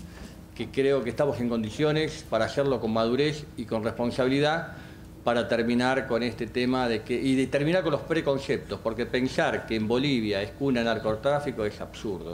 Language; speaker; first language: Spanish; native; Spanish